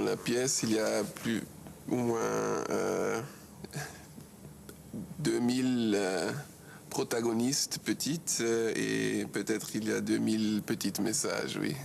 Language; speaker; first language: French; non-native, local second language; German